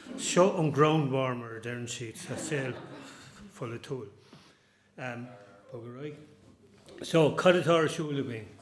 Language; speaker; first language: Irish; non-native, local second language; English